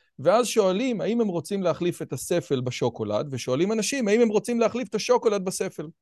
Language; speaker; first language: Hebrew; native; Hebrew